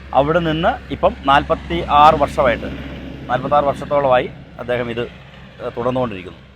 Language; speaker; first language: Malayalam; native; Malayalam